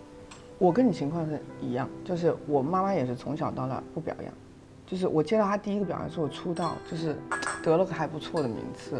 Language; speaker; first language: Chinese; native; Chinese